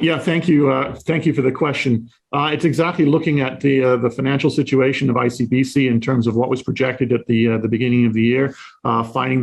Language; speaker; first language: English; native; English